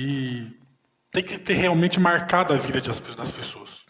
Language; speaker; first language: Portuguese; native; Portuguese